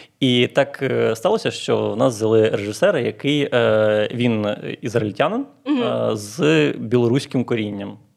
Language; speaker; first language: Ukrainian; non-native, local second language; Russian